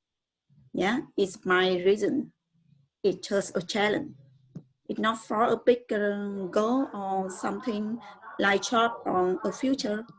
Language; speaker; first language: English; non-native, learner; Vietnamese